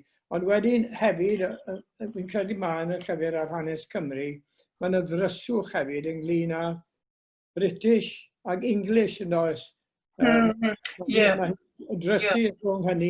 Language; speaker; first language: Welsh; native; Welsh